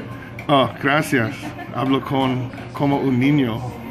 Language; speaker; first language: Spanish; non-native, learner; English